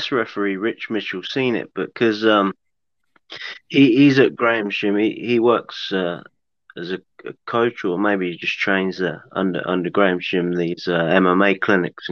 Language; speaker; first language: English; native; English